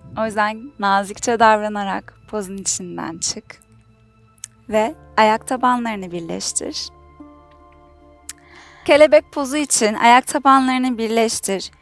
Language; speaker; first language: Turkish; native; Turkish